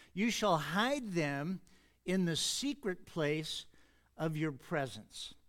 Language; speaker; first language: English; native; English